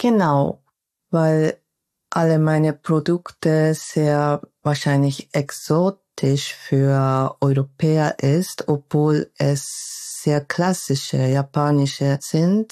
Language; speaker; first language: German; non-native, fluent; Japanese